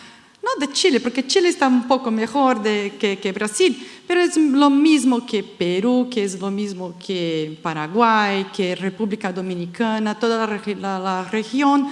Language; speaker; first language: Spanish; non-native, fluent; Portuguese